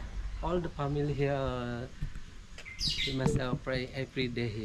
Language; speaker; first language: English; non-native, learner; Balinese